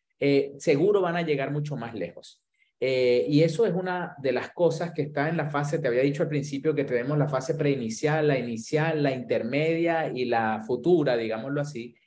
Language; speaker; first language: Spanish; native; Spanish